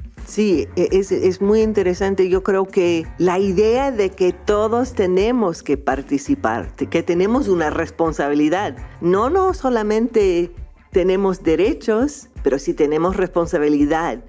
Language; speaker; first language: Spanish; non-native, fluent; English